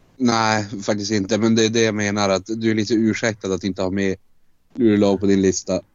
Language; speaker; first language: Swedish; native; Swedish